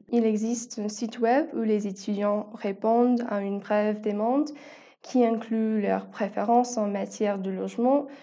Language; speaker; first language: French; non-native, fluent; English